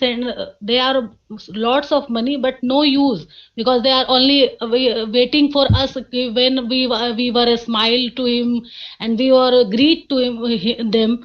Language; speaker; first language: English; non-native, learner; Hindi